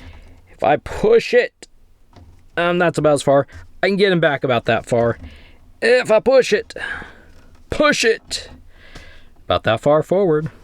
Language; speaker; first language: English; native; English